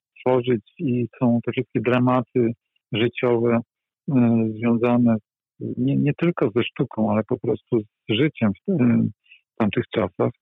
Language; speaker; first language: Polish; native; Polish